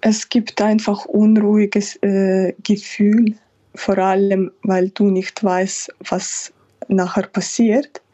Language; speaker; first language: German; non-native, fluent; Ukrainian